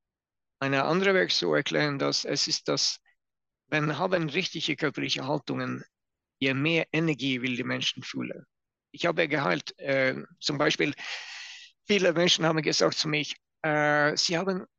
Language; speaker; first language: German; non-native, learner; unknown